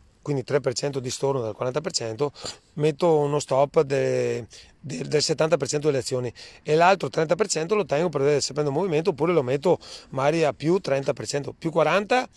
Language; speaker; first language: Italian; native; Italian